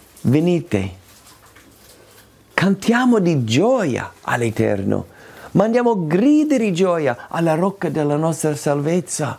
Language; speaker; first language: Italian; non-native, fluent; English